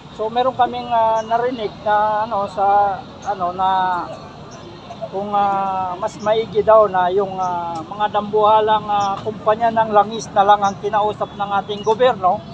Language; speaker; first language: Filipino; native; Filipino